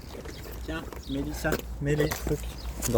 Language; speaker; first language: French; native; French